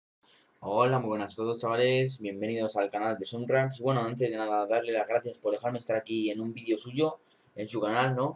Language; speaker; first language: Spanish; native; Spanish